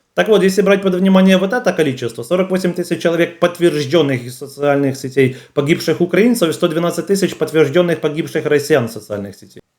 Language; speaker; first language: Russian; native; Russian